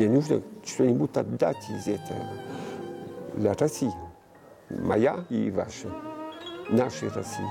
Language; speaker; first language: Russian; early bilingual, heritage; Russian